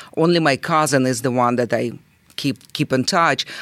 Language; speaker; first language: English; non-native, fluent; Russian